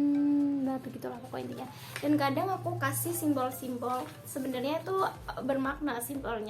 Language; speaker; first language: Indonesian; native; Indonesian